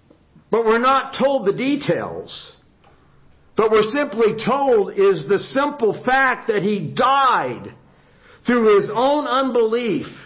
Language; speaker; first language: English; native; English